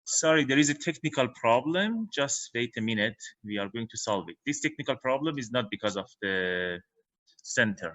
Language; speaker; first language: English; non-native, fluent; Chinese